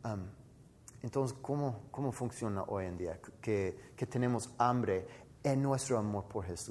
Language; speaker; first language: Spanish; non-native, fluent; English